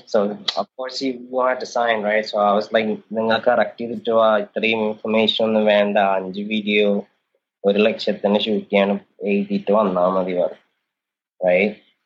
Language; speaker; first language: English; early bilingual, other home language; Malayalam